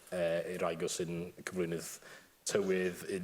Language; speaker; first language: Welsh; native; Welsh